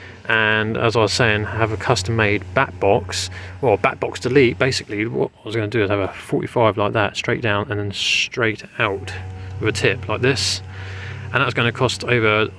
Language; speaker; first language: English; native; English